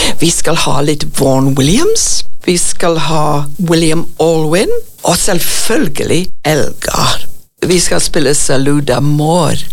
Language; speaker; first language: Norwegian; non-native, fluent; English